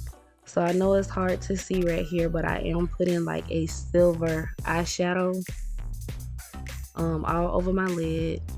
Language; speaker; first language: English; native; English